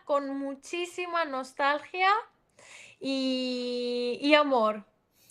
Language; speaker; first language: Spanish; non-native, fluent; Greek